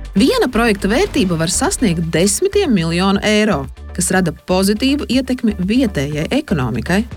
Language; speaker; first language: Latvian; native; Latvian